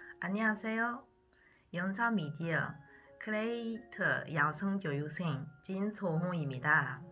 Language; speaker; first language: Korean; non-native, learner; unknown